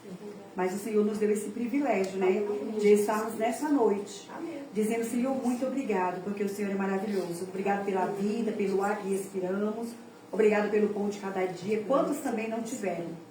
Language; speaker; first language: Portuguese; native; Portuguese